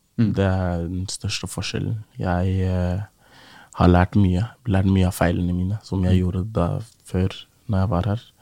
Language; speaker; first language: Norwegian; early bilingual, other home language; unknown